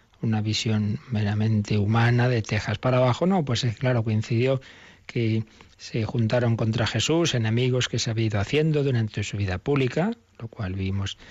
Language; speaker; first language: Spanish; native; Spanish